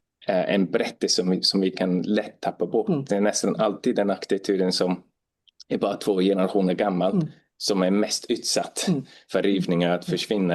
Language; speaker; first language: Swedish; non-native, fluent; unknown